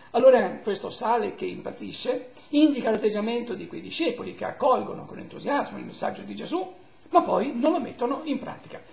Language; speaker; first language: Italian; native; Italian